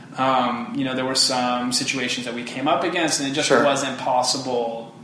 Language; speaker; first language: English; native; English